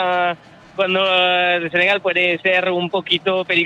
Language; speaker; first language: Spanish; non-native, learner; French